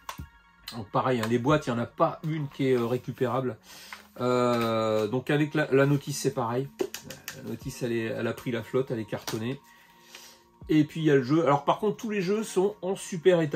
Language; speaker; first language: French; native; French